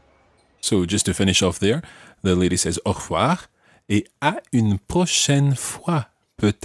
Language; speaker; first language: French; non-native, fluent; English